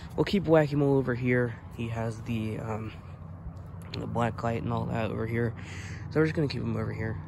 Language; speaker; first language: English; native; English